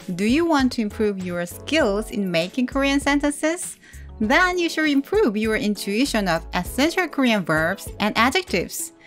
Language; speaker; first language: English; non-native, fluent; Korean